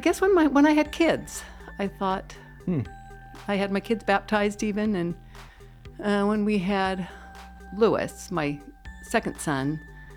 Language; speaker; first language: English; native; English